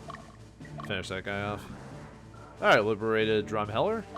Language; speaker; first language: English; native; English